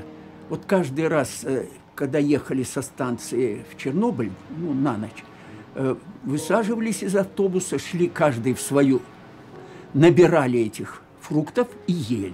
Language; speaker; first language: Russian; native; Russian